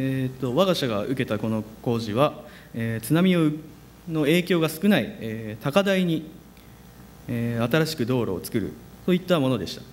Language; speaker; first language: Japanese; native; Japanese